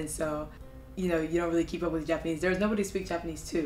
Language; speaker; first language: English; early bilingual, other home language; Japanese